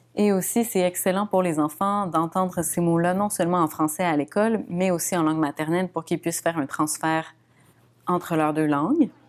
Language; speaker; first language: French; native; French